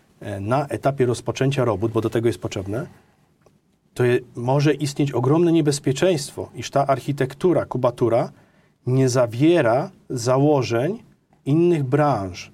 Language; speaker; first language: Polish; native; Polish